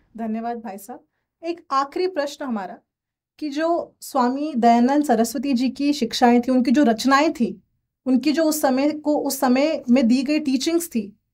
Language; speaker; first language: Hindi; native; Hindi